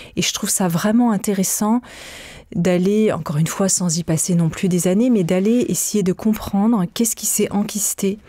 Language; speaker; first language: French; native; French